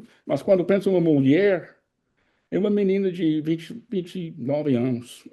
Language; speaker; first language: Portuguese; non-native, fluent; English